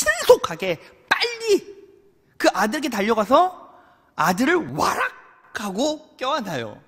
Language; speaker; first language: Korean; native; Korean